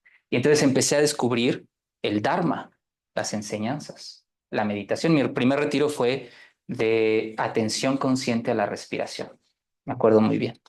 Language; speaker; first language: Spanish; native; Spanish